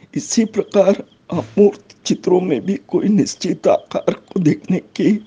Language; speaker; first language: Hindi; native; Hindi